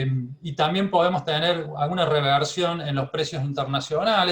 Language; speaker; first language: Spanish; native; Spanish